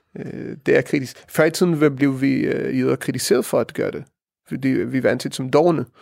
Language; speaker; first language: Danish; early bilingual, heritage; Danish